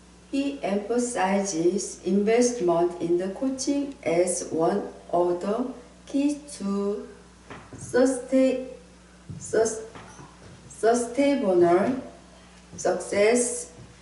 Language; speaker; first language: English; non-native, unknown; Korean